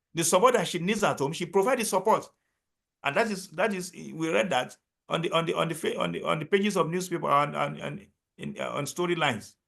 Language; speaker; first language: English; non-native, local second language; Yoruba